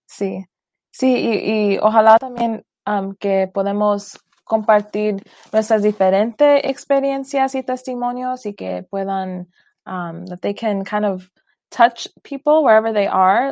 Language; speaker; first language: Spanish; early bilingual, heritage; Spanish